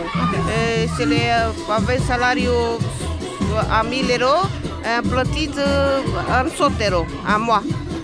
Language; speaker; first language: French; non-native, learner; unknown